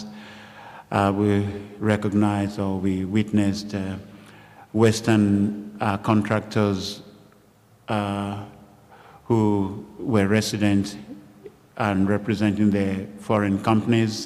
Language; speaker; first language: English; non-native, local second language; Yoruba